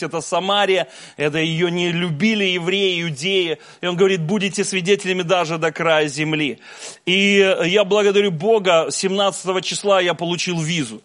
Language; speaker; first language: Russian; native; Russian